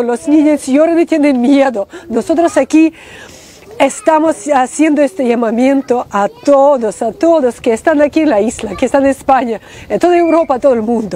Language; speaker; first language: Spanish; non-native, fluent; Ukrainian